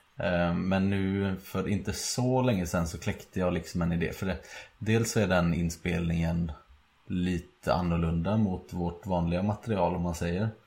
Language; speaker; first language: Swedish; native; Swedish